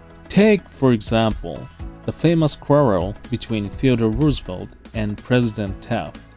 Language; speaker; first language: English; non-native, fluent; Japanese